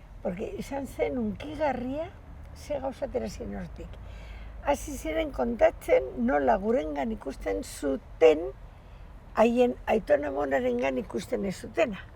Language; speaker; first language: Basque; non-native, local second language; Spanish